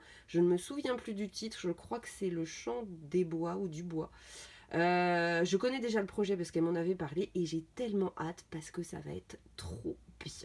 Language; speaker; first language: French; native; French